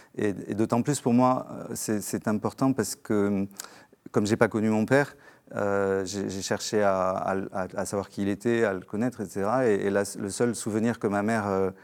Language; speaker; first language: French; native; French